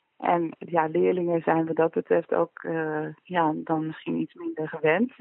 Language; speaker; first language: Dutch; native; Dutch